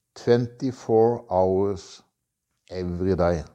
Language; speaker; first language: English; non-native, learner; Norwegian